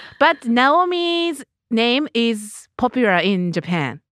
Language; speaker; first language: English; non-native, learner; Japanese